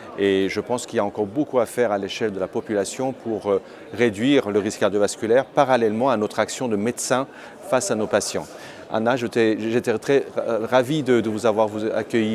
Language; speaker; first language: French; native; French